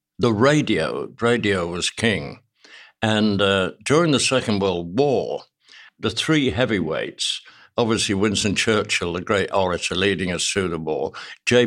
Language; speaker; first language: English; native; English